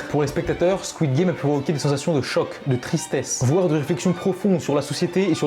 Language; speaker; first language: French; native; French